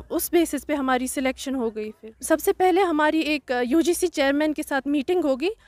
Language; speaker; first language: Hindi; non-native, local second language; Kashmiri